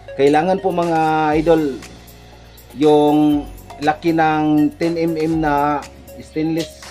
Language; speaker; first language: Filipino; non-native, local second language; Cebuano